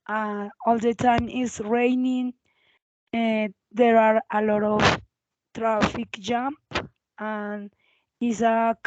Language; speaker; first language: English; non-native, learner; Spanish